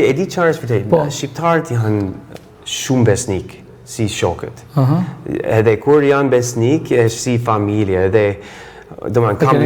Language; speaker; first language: Albanian; non-native, fluent; English